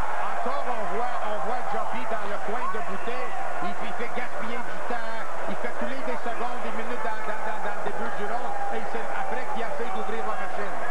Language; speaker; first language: French; native; French